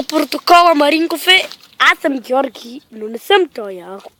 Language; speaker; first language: Bulgarian; native; Bulgarian